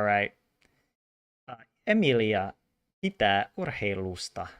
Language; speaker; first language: Finnish; non-native, learner; English